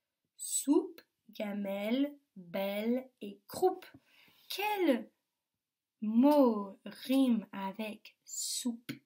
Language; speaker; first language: French; native; French